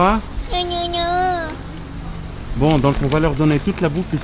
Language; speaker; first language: French; native; French